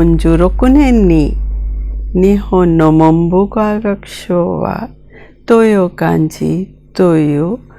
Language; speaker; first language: Japanese; non-native, fluent; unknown